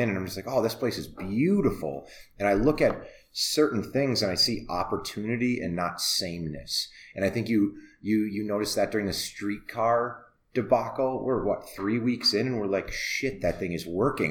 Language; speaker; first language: English; native; English